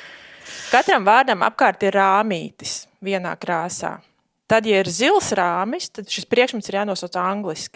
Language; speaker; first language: Latvian; native; Latvian